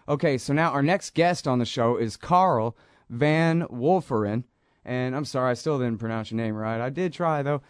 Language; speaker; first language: English; native; English